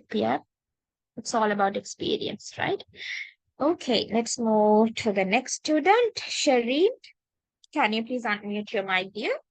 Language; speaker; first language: English; non-native, local second language; Sinhala